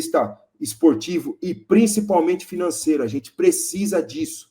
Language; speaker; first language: Portuguese; native; Portuguese